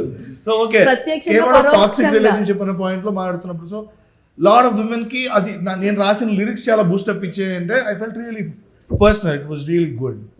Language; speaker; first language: Telugu; native; Telugu